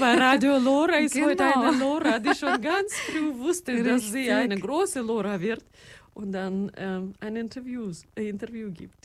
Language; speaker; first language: German; non-native, fluent; Russian